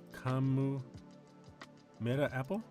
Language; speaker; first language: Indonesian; non-native, learner; English